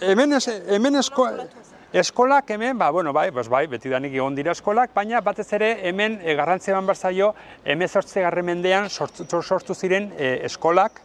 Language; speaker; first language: Basque; native; Basque